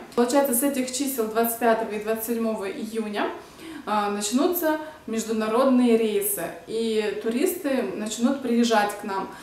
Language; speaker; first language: Russian; native; Russian